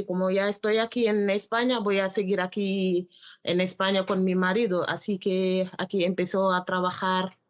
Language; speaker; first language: Spanish; non-native, learner; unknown